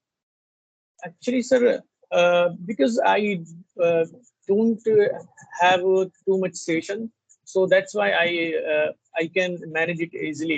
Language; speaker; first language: English; non-native, learner; Hindi